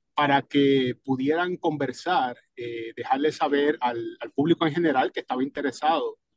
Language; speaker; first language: Spanish; native; Spanish